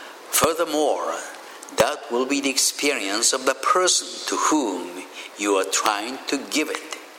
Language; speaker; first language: English; non-native, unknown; Japanese